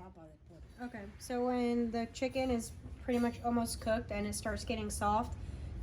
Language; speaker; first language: English; native; English